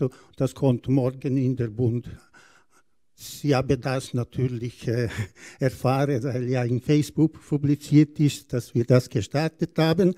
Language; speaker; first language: German; non-native, fluent; Italian